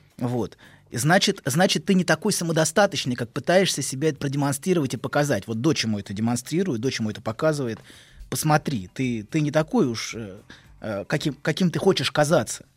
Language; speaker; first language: Russian; native; Russian